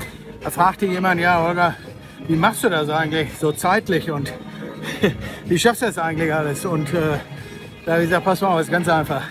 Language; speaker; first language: German; native; German